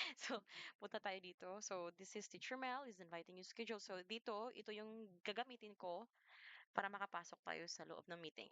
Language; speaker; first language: Filipino; non-native, local second language; Cebuano